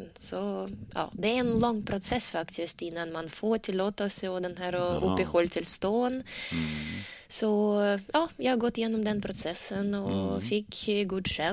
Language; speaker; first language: Swedish; non-native, learner; Russian